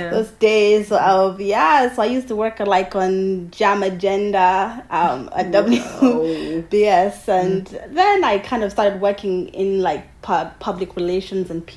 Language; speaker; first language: English; non-native, local second language; Ganda